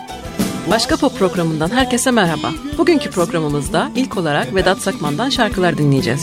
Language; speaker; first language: Turkish; native; Turkish